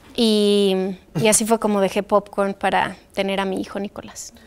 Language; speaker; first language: Spanish; early bilingual, other home language; Polish